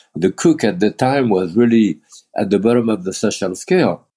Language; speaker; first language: English; non-native, fluent; French